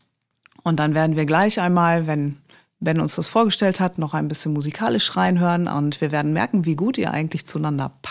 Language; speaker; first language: German; native; German